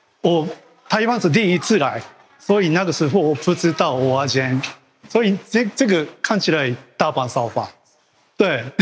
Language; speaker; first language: Chinese; non-native, learner; Japanese